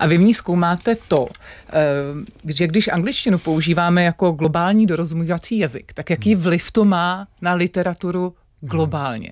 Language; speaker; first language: Czech; native; Czech